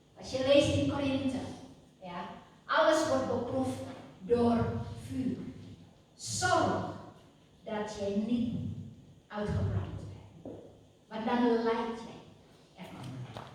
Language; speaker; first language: Dutch; non-native, fluent; Indonesian